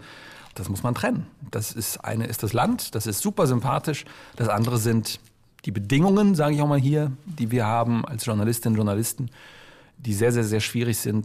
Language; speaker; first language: German; native; German